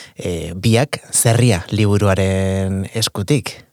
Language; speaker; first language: Basque; native; Basque